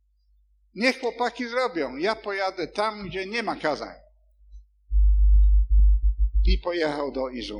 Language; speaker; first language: Polish; non-native, fluent; English